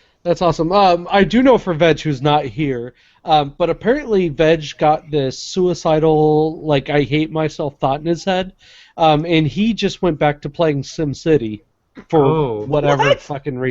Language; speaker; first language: English; native; English